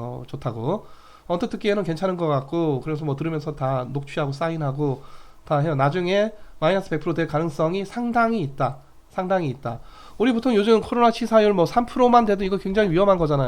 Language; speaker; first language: Korean; native; Korean